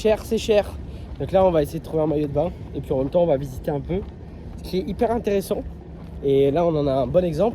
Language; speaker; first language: French; native; French